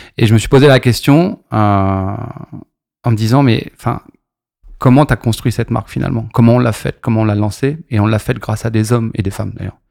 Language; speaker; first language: French; native; French